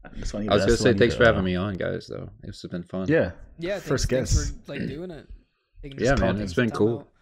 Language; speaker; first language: English; native; English